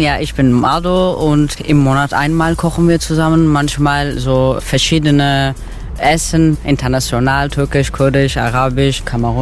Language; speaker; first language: German; non-native, learner; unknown